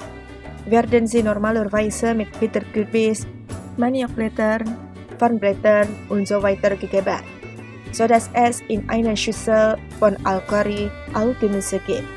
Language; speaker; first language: German; non-native, fluent; Indonesian